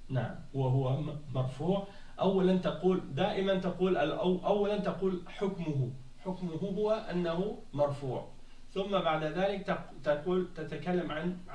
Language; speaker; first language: Arabic; non-native, fluent; French